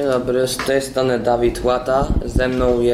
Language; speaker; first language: Polish; early bilingual, heritage; Polish